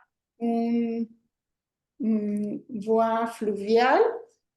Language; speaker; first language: French; non-native, learner; Spanish